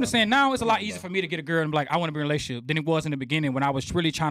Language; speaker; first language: English; native; English